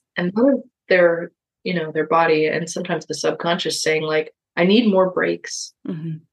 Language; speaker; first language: English; native; English